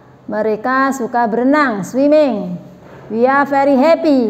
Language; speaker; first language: English; non-native, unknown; Indonesian